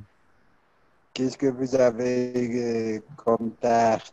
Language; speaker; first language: French; non-native, learner; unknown